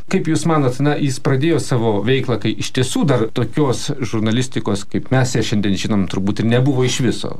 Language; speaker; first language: Lithuanian; native; Lithuanian